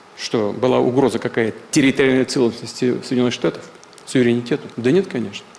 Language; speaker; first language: Russian; native; Russian